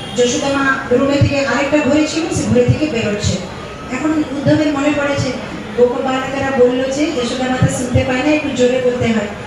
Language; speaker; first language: Bangla; non-native, fluent; Hindi